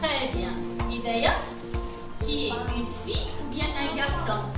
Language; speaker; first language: French; non-native, local second language; Arabic